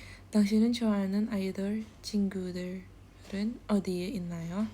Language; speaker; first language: Korean; non-native, learner; Indonesian